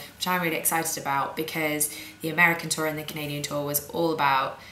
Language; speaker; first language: English; native; English